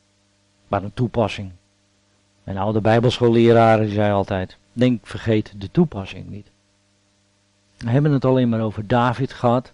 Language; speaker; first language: Dutch; native; Dutch